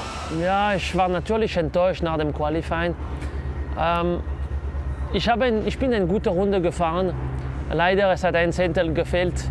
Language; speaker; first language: German; non-native, local second language; French